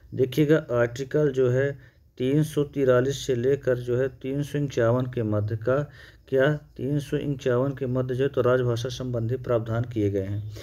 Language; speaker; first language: Hindi; native; Hindi